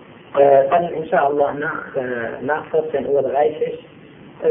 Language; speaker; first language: German; non-native, fluent; Arabic